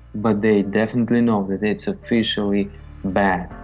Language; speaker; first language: English; non-native, fluent; Kazakh